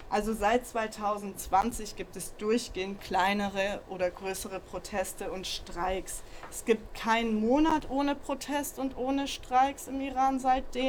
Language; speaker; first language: German; native; German